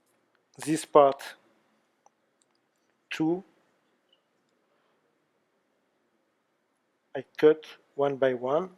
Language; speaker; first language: English; non-native, learner; French